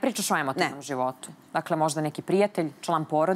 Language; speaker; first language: Serbian; native; Serbian